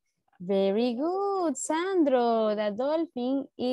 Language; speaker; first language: English; non-native, learner; Spanish